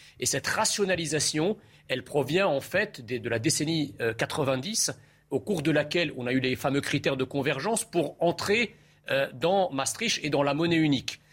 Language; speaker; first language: French; early bilingual, other home language; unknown